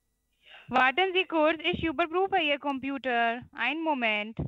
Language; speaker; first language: German; non-native, learner; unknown